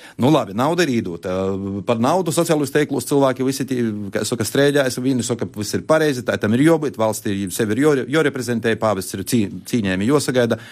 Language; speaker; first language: Latvian; native; Latvian